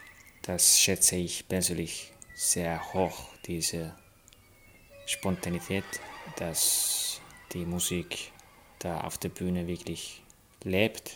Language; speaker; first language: German; non-native, fluent; Finnish